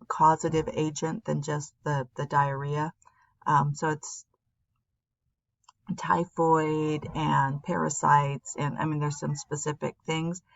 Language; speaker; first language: English; native; English